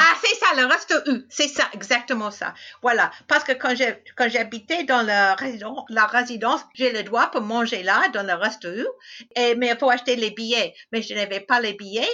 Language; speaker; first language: French; non-native, fluent; English